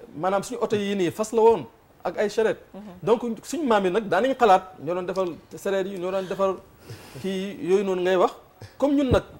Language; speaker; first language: Wolof; native; Wolof